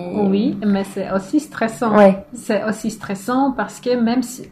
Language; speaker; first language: French; non-native, fluent; Polish